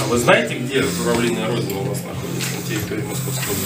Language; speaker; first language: Russian; native; Russian